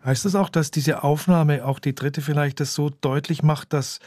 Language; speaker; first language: German; native; German